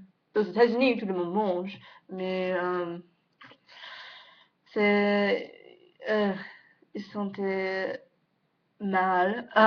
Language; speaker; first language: French; non-native, learner; English